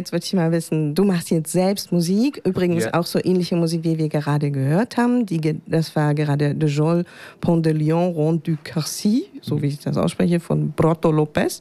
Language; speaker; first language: German; native; German